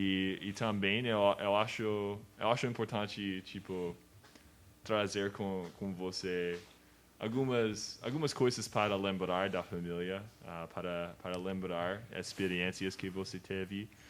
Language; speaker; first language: Portuguese; non-native, learner; English